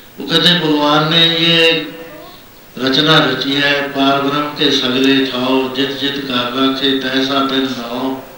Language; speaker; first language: Hindi; non-native, local second language; Punjabi